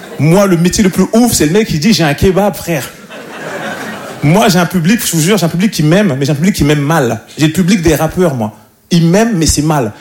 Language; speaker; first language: French; native; French